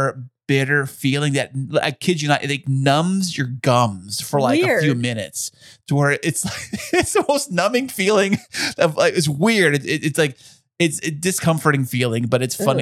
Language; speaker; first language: English; native; English